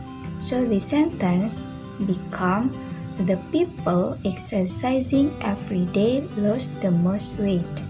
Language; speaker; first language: English; non-native, learner; Indonesian